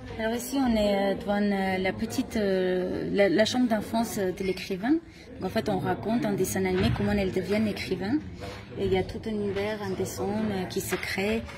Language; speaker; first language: French; non-native, fluent; Armenian